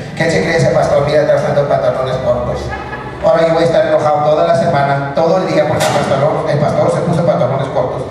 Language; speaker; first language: Spanish; early bilingual, heritage; Spanish